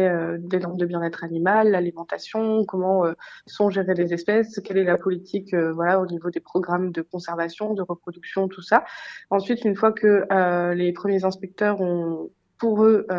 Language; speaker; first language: French; native; French